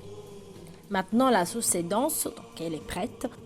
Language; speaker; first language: French; native; French